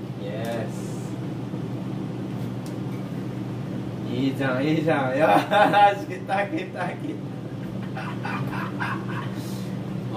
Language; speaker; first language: Japanese; non-native, fluent; Filipino